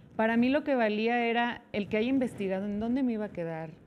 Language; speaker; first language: Spanish; native; Spanish